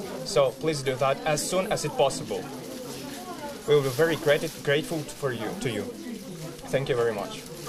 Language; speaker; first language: English; non-native, learner; Ukrainian